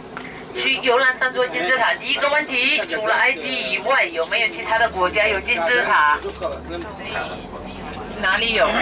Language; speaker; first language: Chinese; non-native, fluent; Arabic